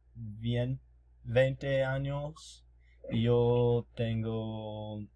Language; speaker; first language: Spanish; non-native, learner; English